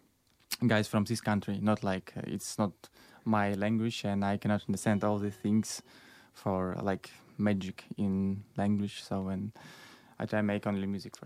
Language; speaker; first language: English; non-native, learner; Belarusian